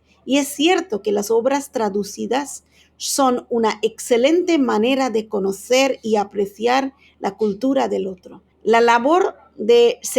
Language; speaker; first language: Spanish; non-native, fluent; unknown